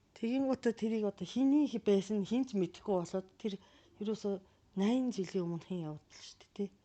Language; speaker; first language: Mongolian; non-native, fluent; Japanese